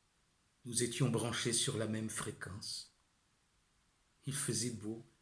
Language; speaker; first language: French; native; French